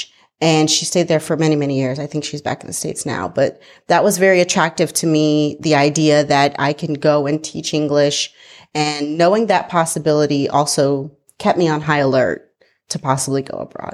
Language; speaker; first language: English; native; English